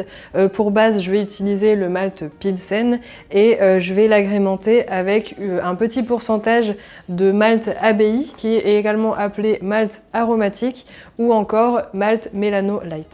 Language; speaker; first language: French; native; French